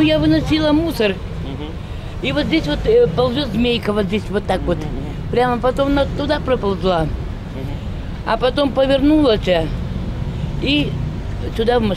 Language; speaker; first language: Russian; native; Russian